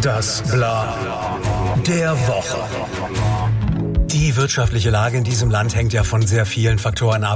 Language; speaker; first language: German; native; German